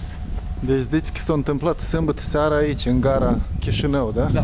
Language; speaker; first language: Romanian; native; Romanian